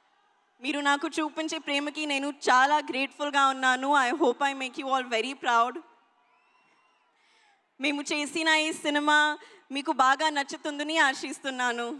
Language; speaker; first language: Telugu; non-native, learner; Hindi